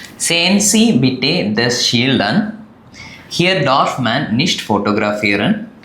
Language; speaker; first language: German; non-native, learner; Malayalam